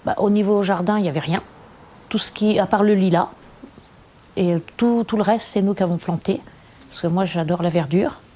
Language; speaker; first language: French; native; French